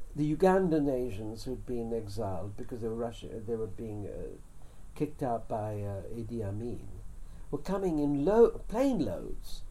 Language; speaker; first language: English; native; English